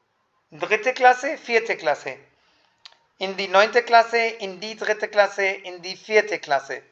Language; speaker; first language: German; non-native, fluent; Hindi